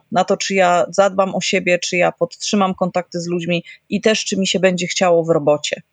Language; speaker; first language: Polish; native; Polish